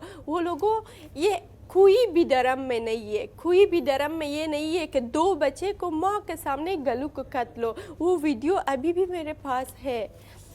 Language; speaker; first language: Hindi; non-native, learner; Persian